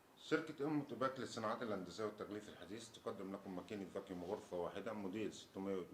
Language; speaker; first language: Arabic; native; Arabic